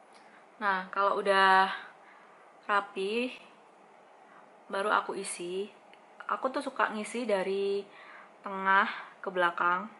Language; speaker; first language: Indonesian; native; Indonesian